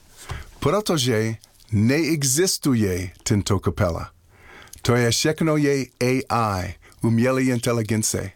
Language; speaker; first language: Czech; non-native, learner; English